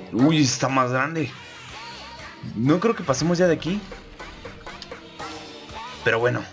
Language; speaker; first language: Spanish; native; Spanish